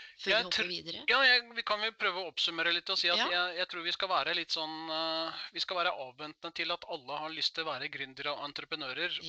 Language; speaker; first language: Norwegian; native; Norwegian